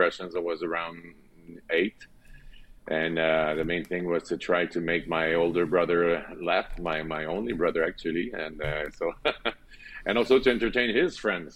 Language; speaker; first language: English; non-native, fluent; French